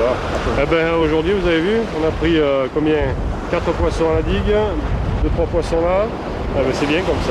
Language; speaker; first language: French; native; French